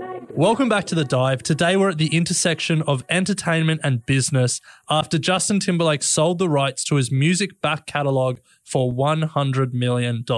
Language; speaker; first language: English; native; English